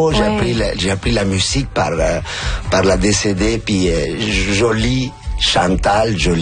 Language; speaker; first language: French; non-native, fluent; Spanish